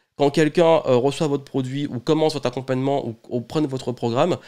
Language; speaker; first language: French; native; French